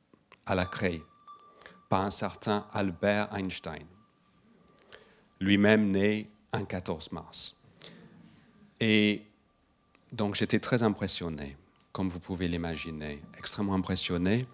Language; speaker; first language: French; non-native, fluent; English